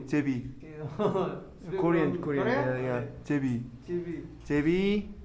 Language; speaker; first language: English; non-native, learner; Korean